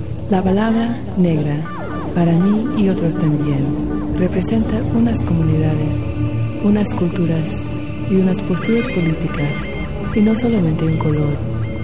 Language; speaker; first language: Spanish; non-native, fluent; English